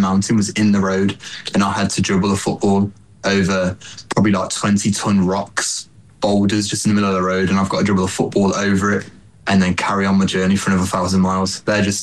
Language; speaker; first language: English; native; English